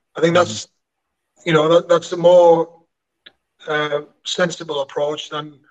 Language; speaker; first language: English; non-native, fluent; Greek